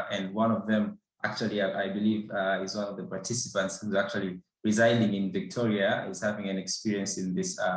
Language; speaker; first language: English; non-native, local second language; Swahili